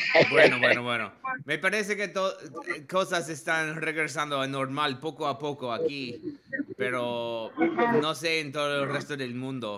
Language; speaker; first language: Spanish; non-native, learner; English